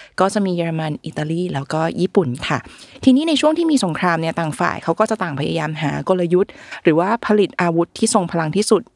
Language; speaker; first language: Thai; native; Thai